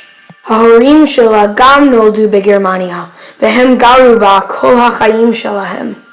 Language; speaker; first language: Hebrew; non-native, learner; English